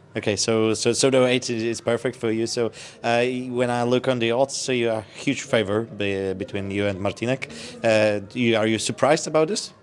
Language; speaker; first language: English; non-native, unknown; Polish